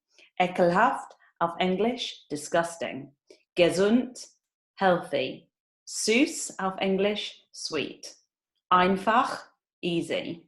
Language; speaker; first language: German; non-native, fluent; English